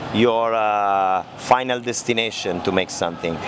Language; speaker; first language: English; non-native, learner; Italian